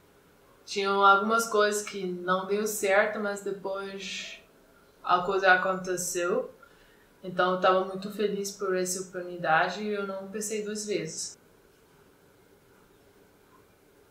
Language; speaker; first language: Portuguese; non-native, fluent; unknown